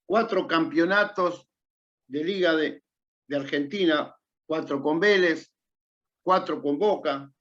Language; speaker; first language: Spanish; native; Spanish